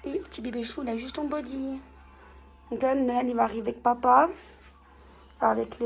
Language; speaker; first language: French; native; French